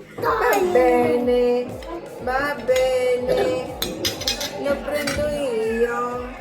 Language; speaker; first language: Italian; non-native, learner; Filipino